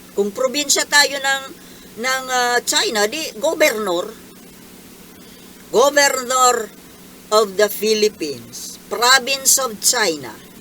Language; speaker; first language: English; non-native, local second language; Filipino